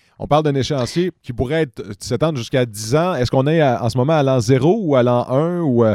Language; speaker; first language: French; native; French